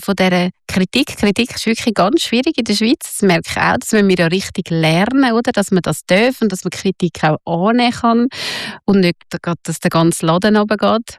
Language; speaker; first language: German; native; German